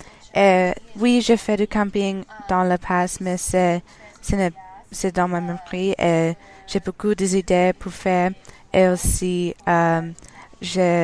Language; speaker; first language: French; non-native, learner; English